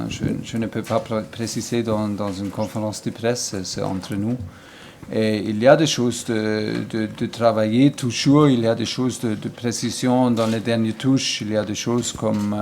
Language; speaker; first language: French; non-native, learner; German